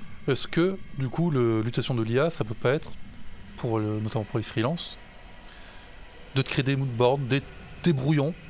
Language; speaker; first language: French; native; French